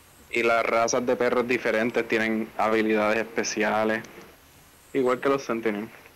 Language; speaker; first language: Spanish; early bilingual, heritage; Spanish